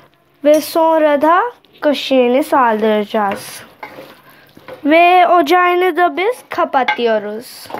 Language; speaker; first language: Turkish; non-native, learner; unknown